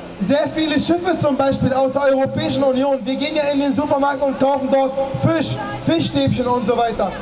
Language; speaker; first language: German; early bilingual, other home language; Arabic